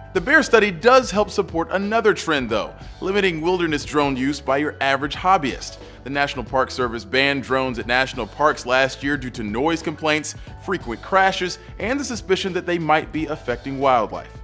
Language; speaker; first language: English; native; English